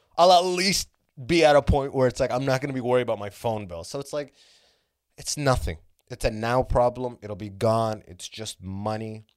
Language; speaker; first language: English; early bilingual, other home language; Arabic